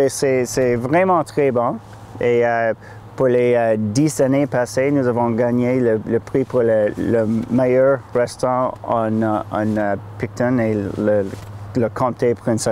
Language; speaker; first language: French; non-native, learner; English